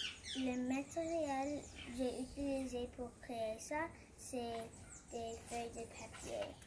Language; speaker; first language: French; non-native, learner; English